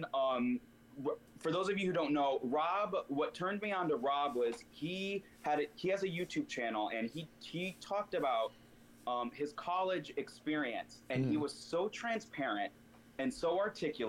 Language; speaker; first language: English; native; English